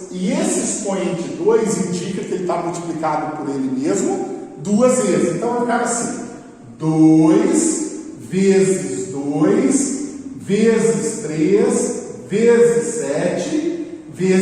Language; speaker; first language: Portuguese; native; Portuguese